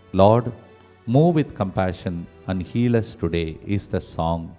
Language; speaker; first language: English; non-native, local second language; Telugu